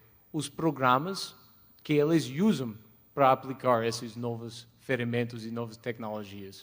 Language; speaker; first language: Portuguese; non-native, fluent; English